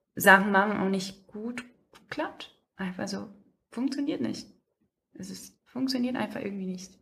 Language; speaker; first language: German; non-native, fluent; Portuguese